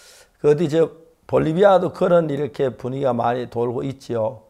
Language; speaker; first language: Korean; native; Korean